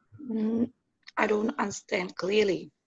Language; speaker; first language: English; non-native, learner; Vietnamese